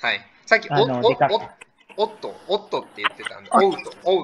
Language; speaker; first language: Japanese; native; Japanese